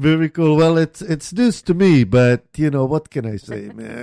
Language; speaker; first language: English; native; English